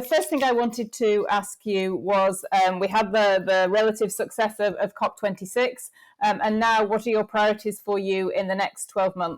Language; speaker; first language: English; native; English